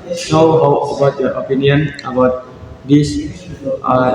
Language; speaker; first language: English; non-native, learner; Indonesian